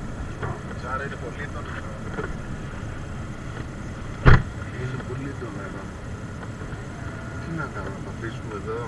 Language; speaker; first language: Greek; native; Greek